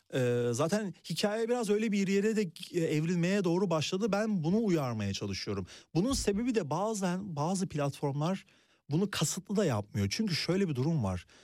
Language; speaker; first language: Turkish; native; Turkish